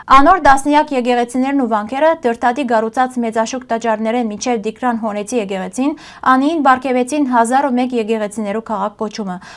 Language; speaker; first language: Armenian; early bilingual, heritage; Armenian